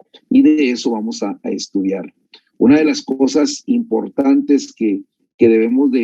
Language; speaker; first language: Spanish; native; Spanish